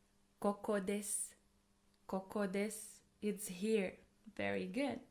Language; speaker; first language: Japanese; non-native, fluent; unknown